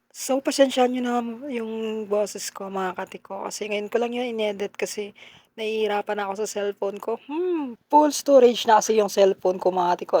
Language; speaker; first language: Filipino; non-native, local second language; Hiligaynon